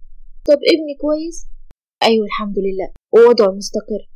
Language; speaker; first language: Arabic; native; Arabic